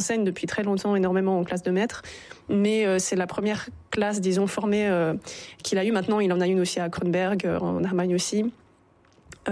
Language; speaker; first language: French; native; French